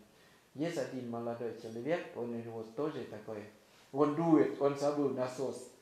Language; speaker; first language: Russian; non-native, learner; Thai